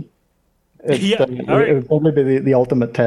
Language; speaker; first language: English; native; English